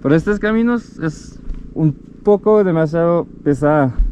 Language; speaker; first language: Spanish; non-native, learner; French